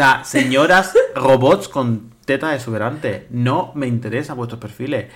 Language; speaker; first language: Spanish; native; Spanish